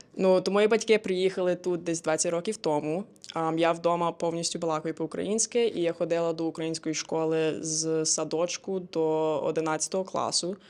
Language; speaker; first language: Ukrainian; early bilingual, heritage; Ukrainian